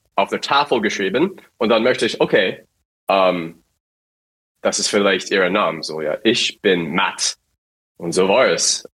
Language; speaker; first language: German; non-native, fluent; English